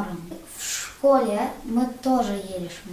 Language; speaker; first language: Russian; early bilingual, heritage; Russian